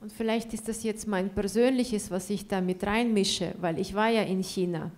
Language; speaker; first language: German; non-native, fluent; Russian